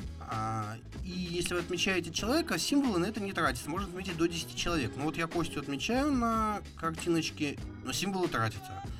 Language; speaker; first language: Russian; native; Russian